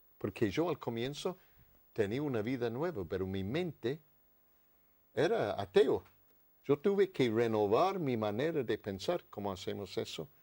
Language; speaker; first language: Spanish; non-native, fluent; English